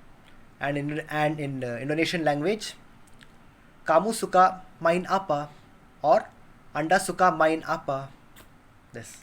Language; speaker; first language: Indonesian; non-native, learner; Kannada